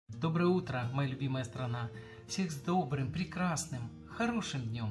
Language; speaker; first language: Russian; native; Russian